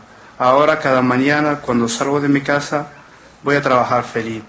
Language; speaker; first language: Spanish; non-native, fluent; Arabic